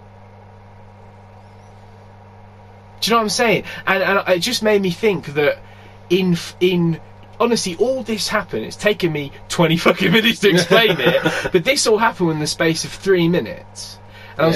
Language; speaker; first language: English; native; English